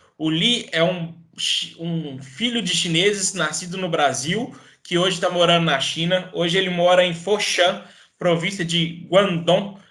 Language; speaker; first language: Portuguese; native; Portuguese